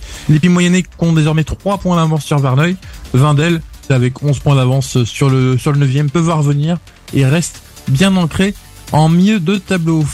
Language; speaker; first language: French; native; French